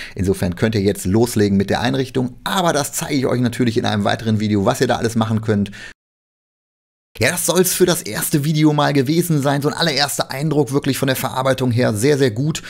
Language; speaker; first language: German; native; German